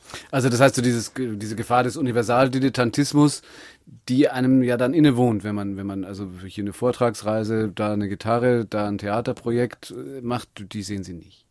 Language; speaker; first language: German; native; German